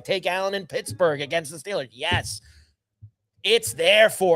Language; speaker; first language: English; native; English